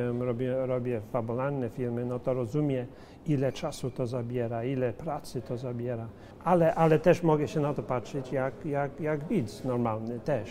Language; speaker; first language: Polish; early bilingual, heritage; Polish